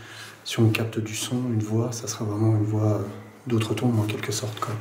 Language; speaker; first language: French; native; French